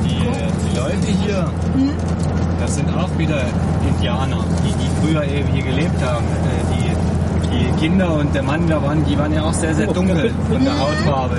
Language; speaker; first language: German; native; German